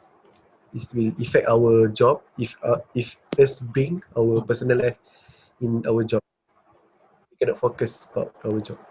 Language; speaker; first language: English; non-native, learner; Malay